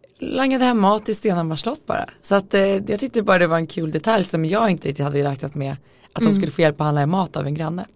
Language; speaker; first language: Swedish; native; Swedish